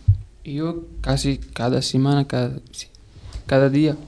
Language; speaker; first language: Spanish; non-native, learner; Arabic